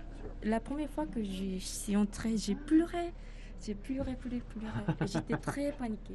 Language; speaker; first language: French; non-native, fluent; Japanese